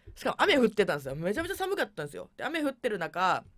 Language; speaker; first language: Japanese; native; Japanese